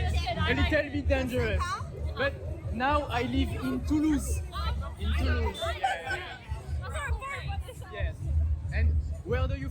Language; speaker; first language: English; non-native, learner; French